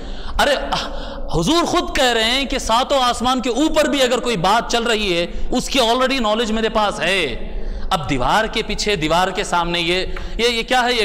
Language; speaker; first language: Urdu; native; Urdu